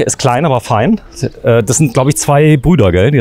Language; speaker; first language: German; native; German